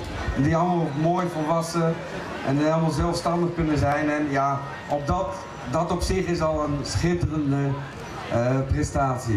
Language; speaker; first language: Dutch; native; Dutch